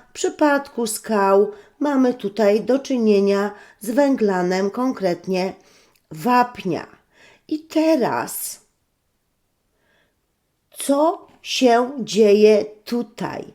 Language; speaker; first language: Polish; native; Polish